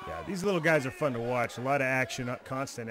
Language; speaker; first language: English; native; English